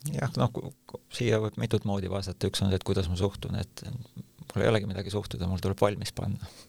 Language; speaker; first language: Estonian; native; Estonian